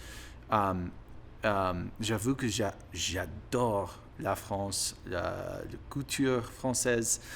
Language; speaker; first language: French; non-native, learner; English